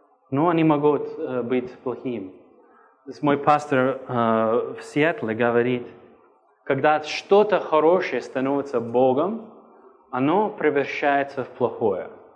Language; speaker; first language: Russian; non-native, fluent; English